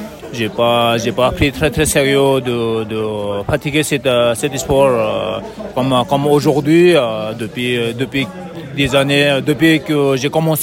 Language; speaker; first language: French; non-native, fluent; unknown